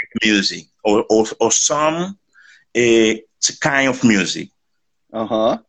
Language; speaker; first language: English; non-native, learner; Spanish